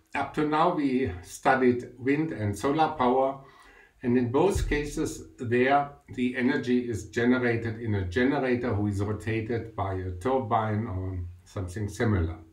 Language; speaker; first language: English; non-native, fluent; German